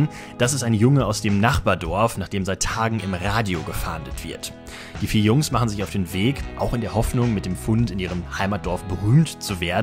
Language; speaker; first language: German; native; German